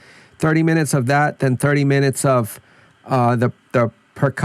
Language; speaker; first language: English; native; English